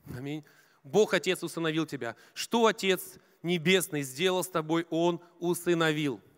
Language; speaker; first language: Russian; native; Russian